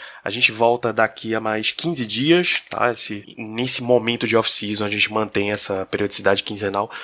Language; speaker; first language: Portuguese; native; Portuguese